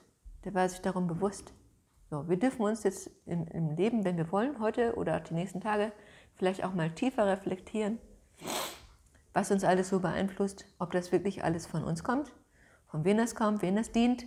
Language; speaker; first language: German; native; German